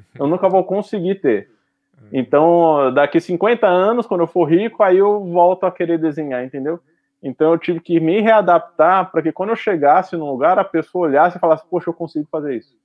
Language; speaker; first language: Portuguese; native; Portuguese